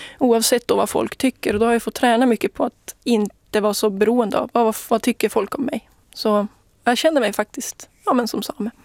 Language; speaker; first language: Swedish; native; Swedish